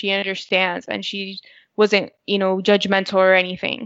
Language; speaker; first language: English; early bilingual, other home language; Spanish